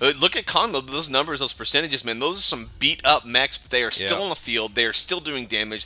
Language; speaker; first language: English; native; English